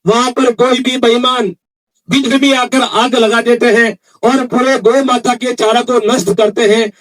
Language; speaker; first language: Hindi; non-native, local second language; Kannada